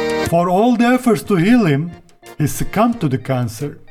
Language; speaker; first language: English; non-native, fluent; Turkish